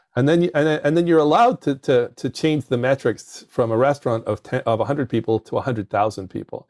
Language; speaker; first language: English; native; English